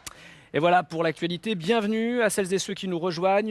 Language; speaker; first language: French; native; French